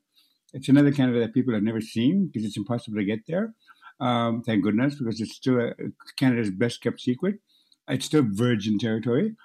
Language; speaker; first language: English; non-native, fluent; Cree